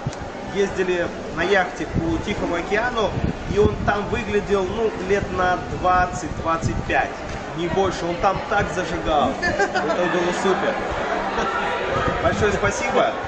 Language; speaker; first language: Russian; native; Russian